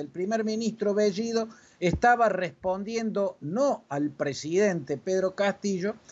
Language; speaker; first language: Spanish; native; Spanish